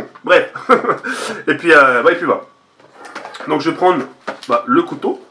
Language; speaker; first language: French; native; French